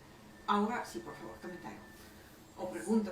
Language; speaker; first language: Spanish; non-native, fluent; Ukrainian